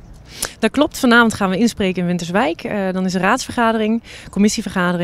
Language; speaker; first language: Dutch; native; Dutch